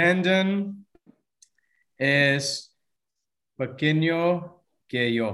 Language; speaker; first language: Spanish; non-native, learner; English